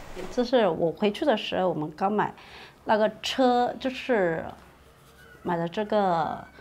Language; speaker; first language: Chinese; native; Chinese